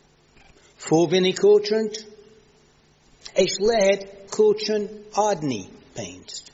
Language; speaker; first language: Hungarian; non-native, fluent; English